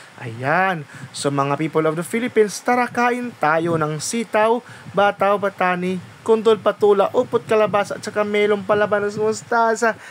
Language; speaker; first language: Filipino; non-native, local second language; Waray